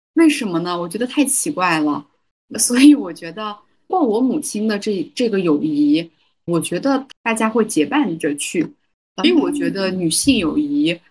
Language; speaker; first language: Chinese; non-native, local second language; Kazakh